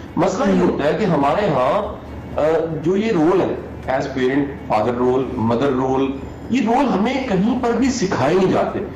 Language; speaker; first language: Urdu; non-native, local second language; Punjabi